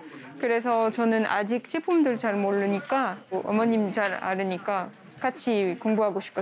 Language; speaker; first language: Korean; non-native, learner; French